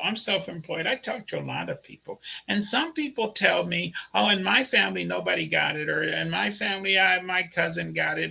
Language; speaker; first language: English; native; English